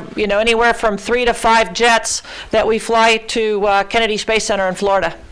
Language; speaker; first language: English; early bilingual, other home language; Ukrainian